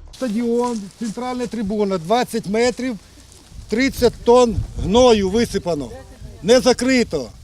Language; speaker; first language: Ukrainian; native; Ukrainian